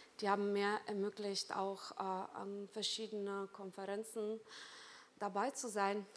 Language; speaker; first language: German; non-native, fluent; Lithuanian